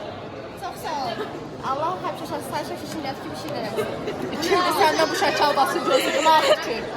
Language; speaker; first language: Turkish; non-native, learner; Azerbaijani